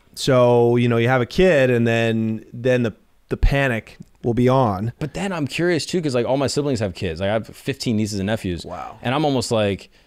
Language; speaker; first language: English; native; English